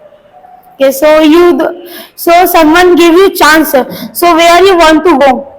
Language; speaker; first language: English; non-native, learner; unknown